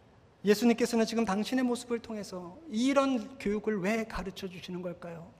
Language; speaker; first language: Korean; native; Korean